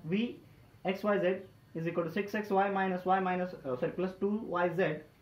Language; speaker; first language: English; non-native, local second language; Marathi